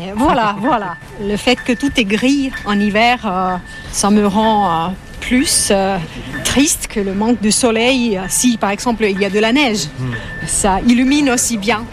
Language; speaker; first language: French; non-native, fluent; Finnish